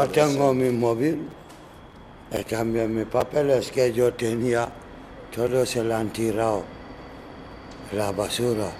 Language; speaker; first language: Spanish; non-native, learner; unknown